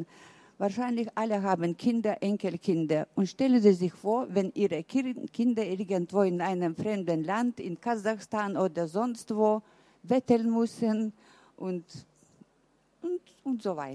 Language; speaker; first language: German; early bilingual, heritage; German